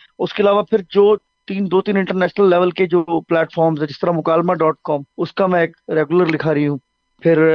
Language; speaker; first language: Urdu; non-native, local second language; Saraiki